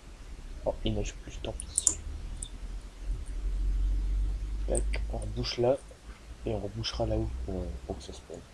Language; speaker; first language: French; native; French